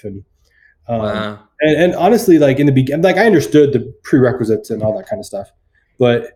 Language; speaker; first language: English; native; English